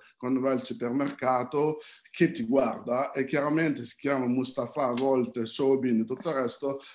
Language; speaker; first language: Italian; non-native, fluent; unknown